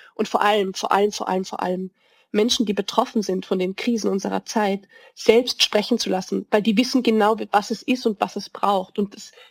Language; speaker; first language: German; native; German